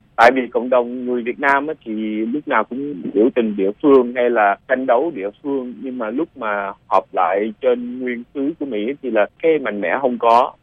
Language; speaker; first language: Vietnamese; early bilingual, other home language; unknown